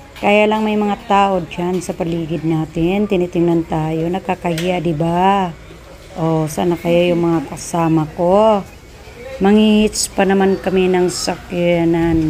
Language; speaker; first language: Filipino; non-native, local second language; Cebuano